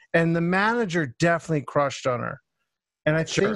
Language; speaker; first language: English; native; English